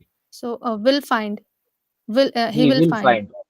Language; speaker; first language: English; non-native, learner; Urdu